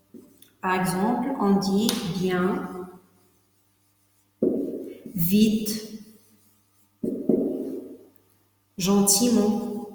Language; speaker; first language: French; non-native, local second language; Arabic